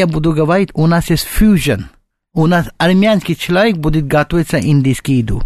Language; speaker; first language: Russian; non-native, learner; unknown